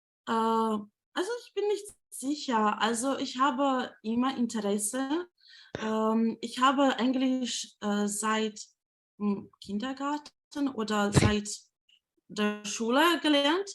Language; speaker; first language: German; non-native, fluent; Ukrainian